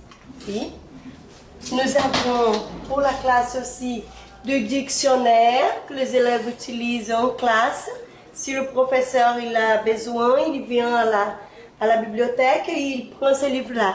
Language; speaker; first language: French; non-native, fluent; Portuguese